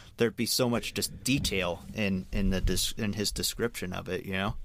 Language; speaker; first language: English; native; English